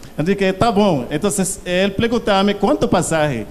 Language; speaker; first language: Portuguese; non-native, learner; Haitian Creole